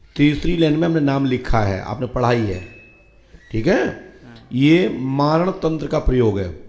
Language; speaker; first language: Hindi; native; Hindi